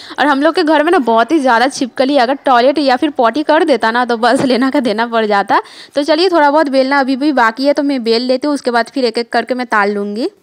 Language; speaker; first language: Hindi; non-native, local second language; Bangla